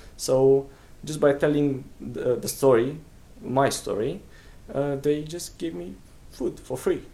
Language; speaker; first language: English; non-native, fluent; Romanian